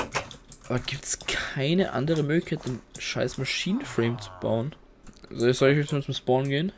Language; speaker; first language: German; native; German